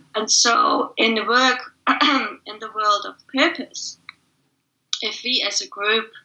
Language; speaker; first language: English; non-native, fluent; German